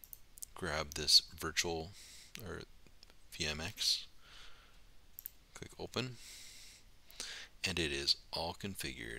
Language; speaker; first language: English; native; English